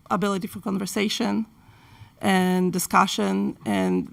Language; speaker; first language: English; non-native, fluent; Polish